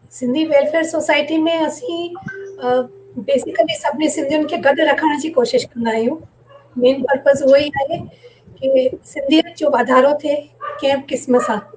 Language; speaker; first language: Sindhi; early bilingual, heritage; Sindhi